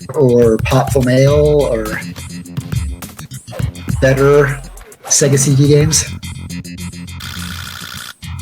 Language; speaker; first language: English; native; English